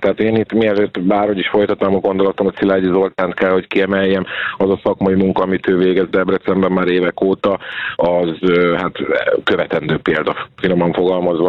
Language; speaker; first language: Hungarian; native; Hungarian